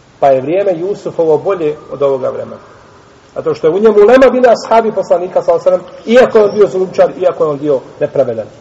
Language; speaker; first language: Bosnian; native; Bosnian